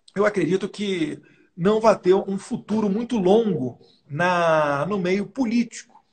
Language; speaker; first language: Portuguese; native; Portuguese